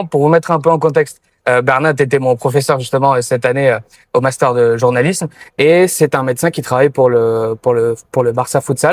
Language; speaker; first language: French; native; French